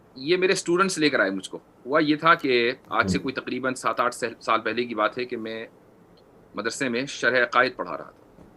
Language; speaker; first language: Urdu; native; Urdu